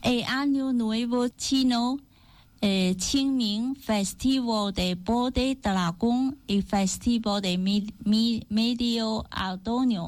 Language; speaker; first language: Spanish; non-native, learner; Chinese